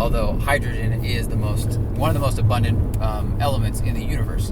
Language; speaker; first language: English; native; English